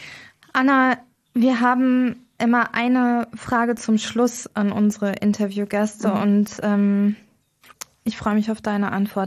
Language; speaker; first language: German; native; German